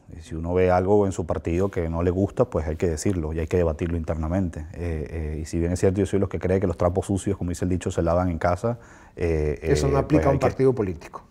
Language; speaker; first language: Spanish; native; Spanish